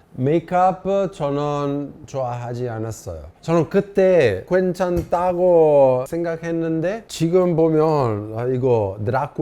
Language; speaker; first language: Korean; non-native, fluent; Italian